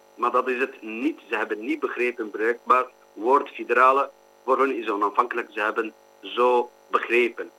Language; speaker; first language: Dutch; non-native, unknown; Kurdish